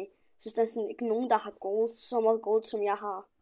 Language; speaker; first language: Danish; early bilingual, other home language; Polish